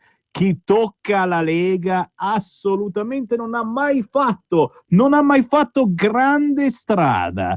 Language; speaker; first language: Italian; native; Italian